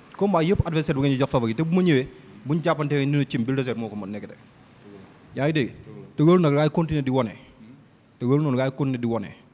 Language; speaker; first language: Wolof; native; Wolof